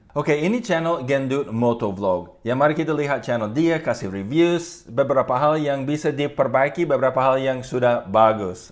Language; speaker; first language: Indonesian; non-native, fluent; English